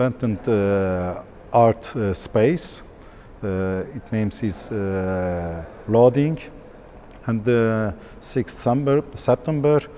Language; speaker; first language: English; non-native, learner; Turkish